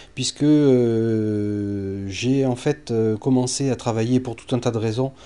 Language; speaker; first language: French; native; French